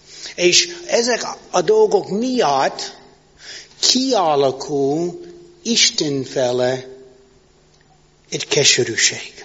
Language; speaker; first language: Hungarian; non-native, fluent; English